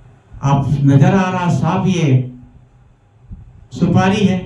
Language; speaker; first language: Hindi; native; Hindi